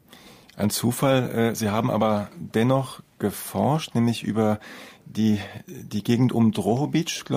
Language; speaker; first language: German; native; German